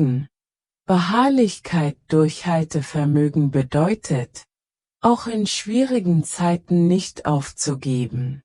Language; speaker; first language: German; native; German